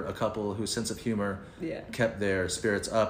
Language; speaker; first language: English; early bilingual, other home language; Spanish